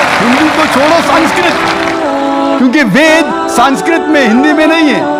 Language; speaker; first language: Hindi; non-native, local second language; Konkani